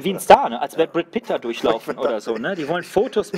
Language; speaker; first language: German; native; German